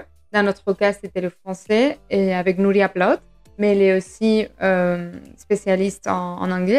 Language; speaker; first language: French; non-native, fluent; Spanish